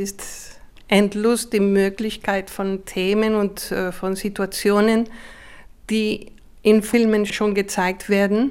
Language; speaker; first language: German; non-native, fluent; Spanish